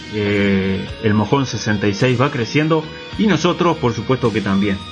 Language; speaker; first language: Spanish; native; Spanish